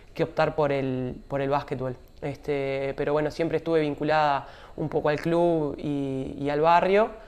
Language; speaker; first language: Spanish; native; Spanish